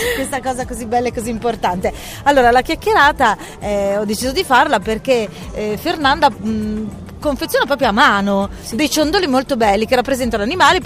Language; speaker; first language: Italian; native; Italian